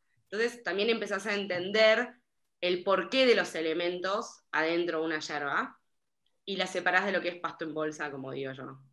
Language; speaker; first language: Spanish; native; Spanish